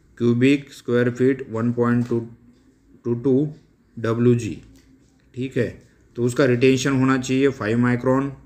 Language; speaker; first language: Hindi; non-native, local second language; Marathi